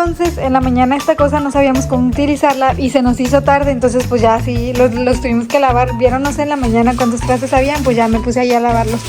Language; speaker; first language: Spanish; native; Spanish